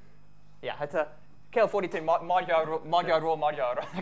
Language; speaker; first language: Hungarian; non-native, fluent; English